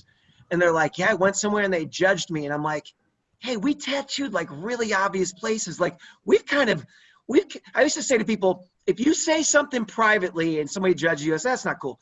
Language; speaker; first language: English; native; English